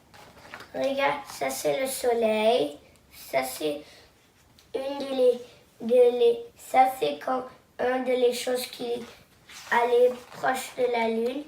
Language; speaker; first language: French; non-native, local second language; English